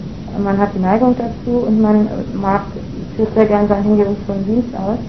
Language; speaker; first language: German; native; German